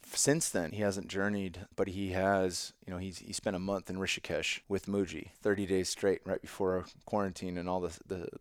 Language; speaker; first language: English; native; English